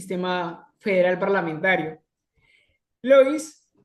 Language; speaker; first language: Spanish; native; Spanish